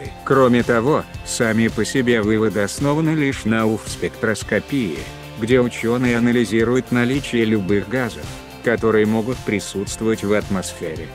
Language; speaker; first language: Russian; native; Russian